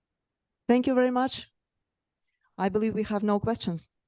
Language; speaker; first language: English; non-native, fluent; Russian